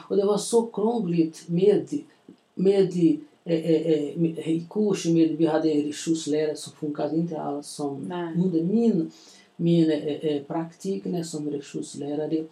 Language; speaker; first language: Swedish; non-native, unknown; Portuguese